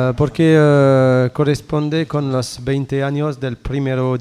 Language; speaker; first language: Spanish; non-native, learner; French